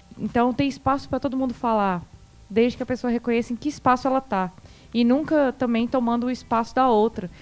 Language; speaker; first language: Portuguese; native; Portuguese